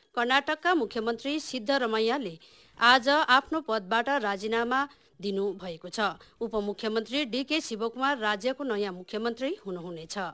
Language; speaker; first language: Nepali; native; Nepali